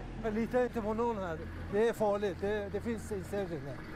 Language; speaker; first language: Swedish; non-native, learner; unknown